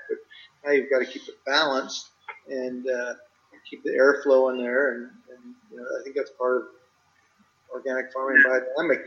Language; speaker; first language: English; native; English